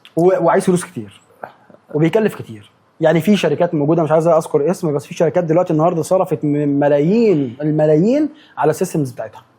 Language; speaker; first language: Egyptian Arabic; native; Egyptian Arabic